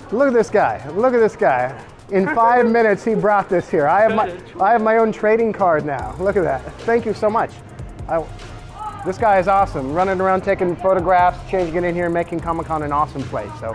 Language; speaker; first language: English; native; English